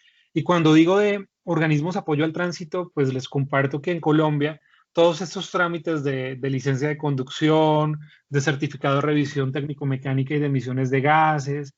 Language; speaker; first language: Spanish; native; Spanish